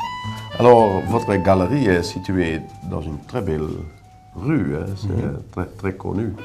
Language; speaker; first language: French; non-native, fluent; Dutch